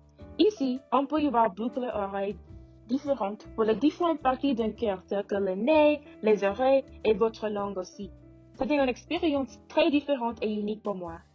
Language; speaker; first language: French; non-native, learner; English